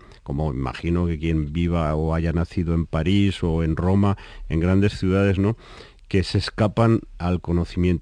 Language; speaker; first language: Spanish; native; Spanish